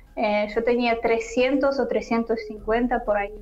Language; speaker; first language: Spanish; non-native, learner; Russian